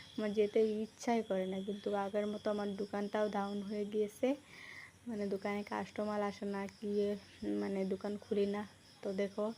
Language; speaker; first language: Bangla; non-native, local second language; Assamese